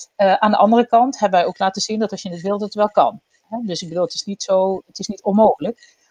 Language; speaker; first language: Dutch; native; Dutch